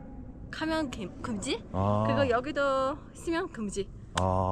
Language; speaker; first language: Korean; non-native, learner; Persian